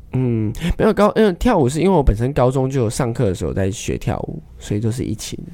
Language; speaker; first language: Chinese; native; Chinese